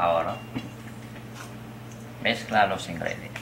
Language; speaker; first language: Spanish; non-native, learner; English